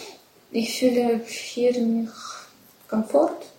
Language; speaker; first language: German; non-native, learner; Russian